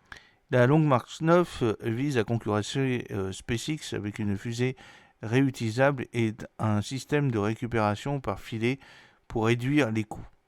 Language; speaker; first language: French; native; French